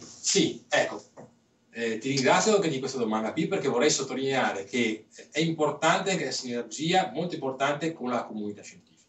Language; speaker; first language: Italian; native; Italian